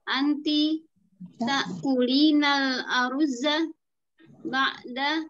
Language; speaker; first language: Arabic; non-native, learner; Indonesian